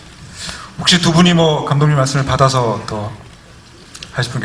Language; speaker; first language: Korean; native; Korean